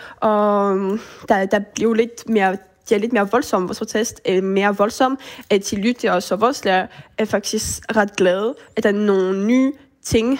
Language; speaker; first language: Danish; early bilingual, heritage; Danish